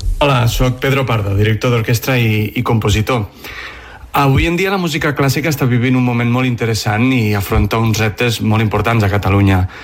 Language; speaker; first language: Catalan; native; Catalan